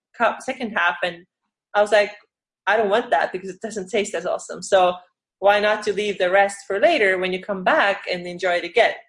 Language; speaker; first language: English; non-native, fluent; Estonian